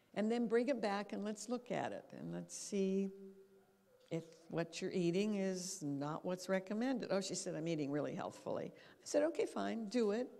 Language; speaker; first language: English; native; English